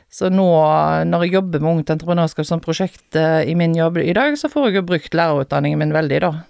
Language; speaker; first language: Norwegian; native; Norwegian